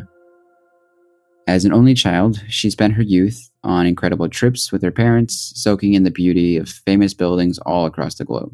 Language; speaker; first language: English; native; English